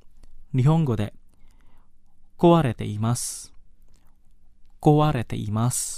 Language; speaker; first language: Japanese; non-native, fluent; Indonesian